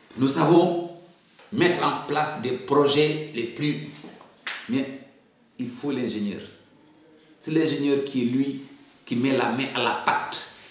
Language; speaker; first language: French; non-native, local second language; Wolof